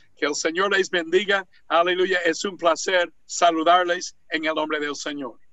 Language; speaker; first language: Spanish; non-native, fluent; English